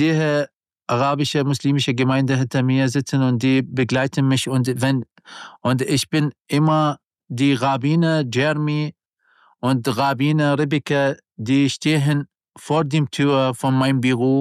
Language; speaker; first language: German; non-native, learner; Arabic